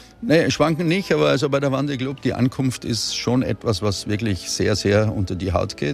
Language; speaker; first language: German; native; German